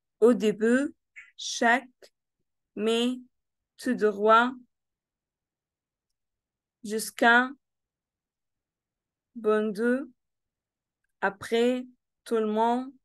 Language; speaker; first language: French; non-native, fluent; Arabic